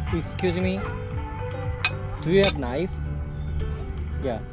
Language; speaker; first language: English; non-native, learner; Korean